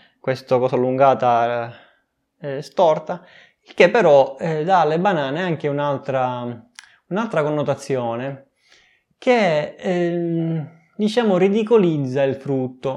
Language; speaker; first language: Italian; native; Italian